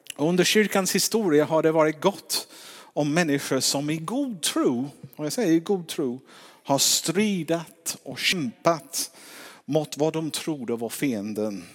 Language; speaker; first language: Swedish; non-native, fluent; English